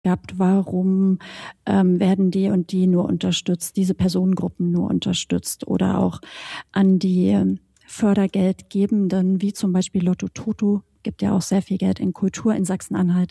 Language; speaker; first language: German; native; German